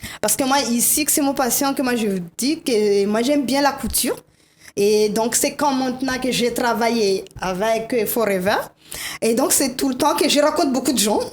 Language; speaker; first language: French; non-native, local second language; Malagasy